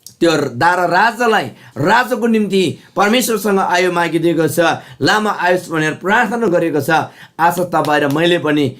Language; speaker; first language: Nepali; non-native, local second language; Eastern Tamang